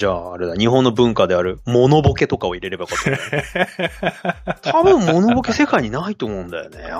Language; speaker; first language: Japanese; native; Japanese